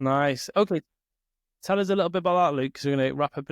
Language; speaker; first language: English; native; English